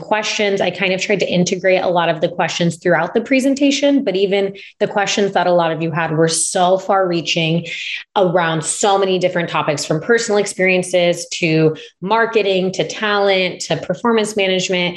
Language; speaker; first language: English; native; English